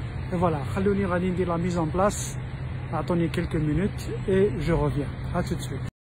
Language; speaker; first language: French; non-native, local second language; Arabic